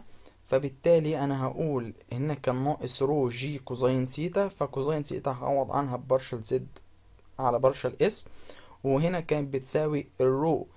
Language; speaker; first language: Arabic; native; Arabic